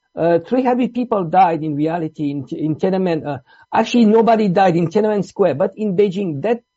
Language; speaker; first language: English; non-native, fluent; Italian